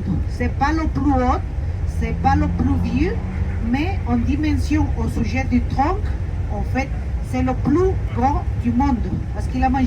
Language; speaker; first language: French; non-native, fluent; Spanish